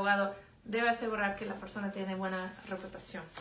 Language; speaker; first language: Spanish; non-native, fluent; English